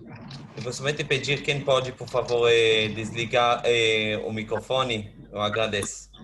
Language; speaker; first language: Portuguese; non-native, fluent; Hebrew